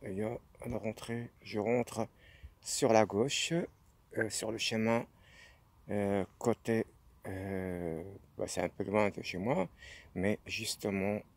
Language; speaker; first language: French; non-native, fluent; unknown